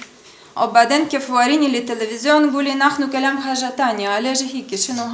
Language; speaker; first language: Arabic; non-native, learner; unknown